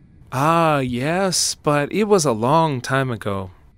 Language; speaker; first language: English; native; English